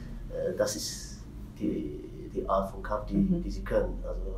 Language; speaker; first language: German; non-native, fluent; Tigrinya